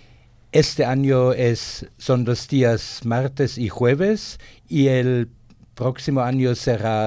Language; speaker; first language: Spanish; non-native, fluent; German